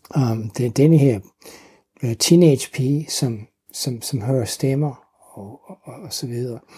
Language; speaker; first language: Danish; non-native, fluent; English